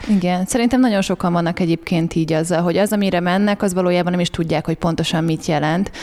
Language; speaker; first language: Hungarian; native; Hungarian